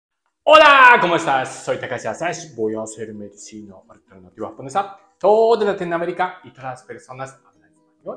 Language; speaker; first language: Spanish; non-native, learner; Japanese